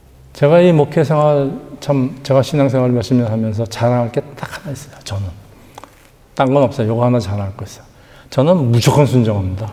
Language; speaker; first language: Korean; native; Korean